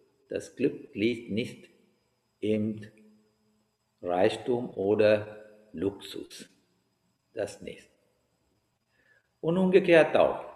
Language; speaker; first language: German; non-native, learner; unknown